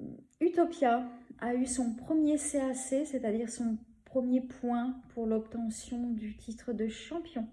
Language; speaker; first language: French; native; French